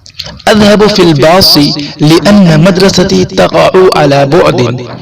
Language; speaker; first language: Arabic; non-native, fluent; Urdu